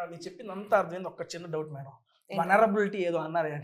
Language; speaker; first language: Telugu; native; Telugu